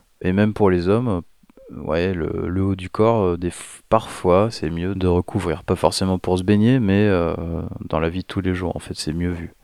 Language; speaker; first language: French; native; French